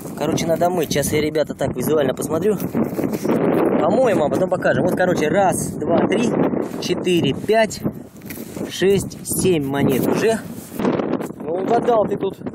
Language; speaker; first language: Russian; native; Russian